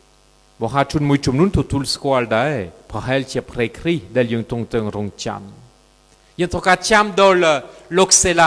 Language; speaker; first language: Khmer; non-native, fluent; French